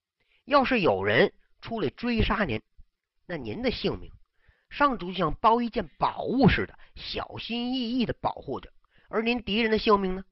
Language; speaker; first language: Chinese; native; Chinese